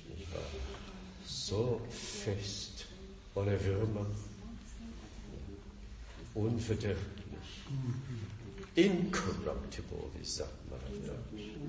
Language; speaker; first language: German; non-native, fluent; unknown